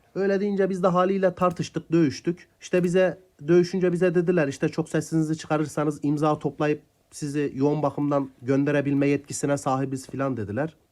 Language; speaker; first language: Turkish; non-native, local second language; Kurdish